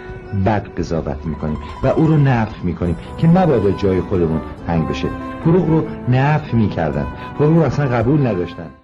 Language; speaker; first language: Persian; native; Persian